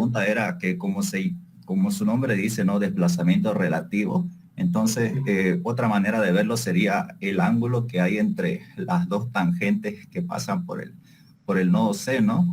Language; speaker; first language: Spanish; native; Spanish